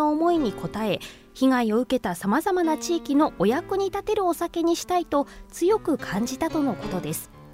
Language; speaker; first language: Japanese; native; Japanese